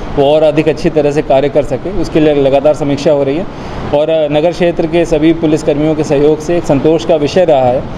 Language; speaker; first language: Hindi; native; Hindi